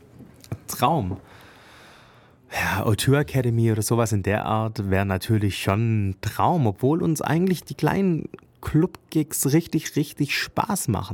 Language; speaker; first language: German; native; German